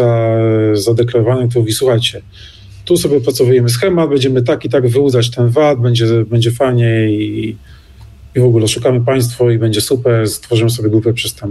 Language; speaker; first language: Polish; native; Polish